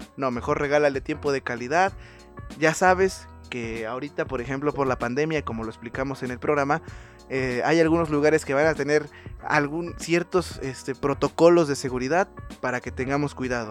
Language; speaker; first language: Spanish; native; Spanish